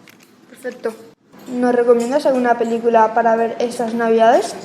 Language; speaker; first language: Spanish; native; Spanish